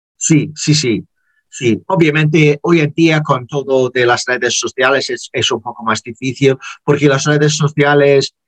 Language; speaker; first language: Spanish; non-native, learner; English